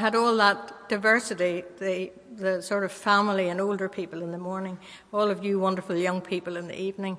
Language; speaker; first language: English; native; English